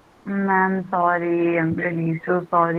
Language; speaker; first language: English; non-native, learner; Hindi